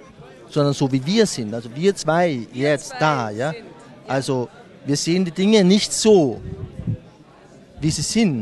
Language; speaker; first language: German; native; German